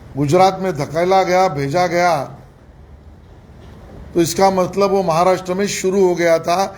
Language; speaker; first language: Hindi; non-native, local second language; Marathi